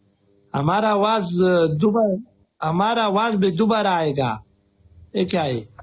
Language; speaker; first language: Hindi; non-native, learner; Pashto